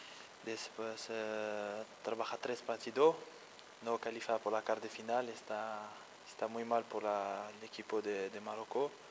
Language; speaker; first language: Spanish; non-native, learner; French